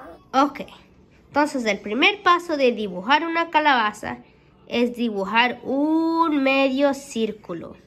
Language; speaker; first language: Spanish; early bilingual, heritage; Spanish